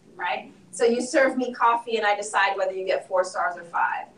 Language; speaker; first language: English; native; English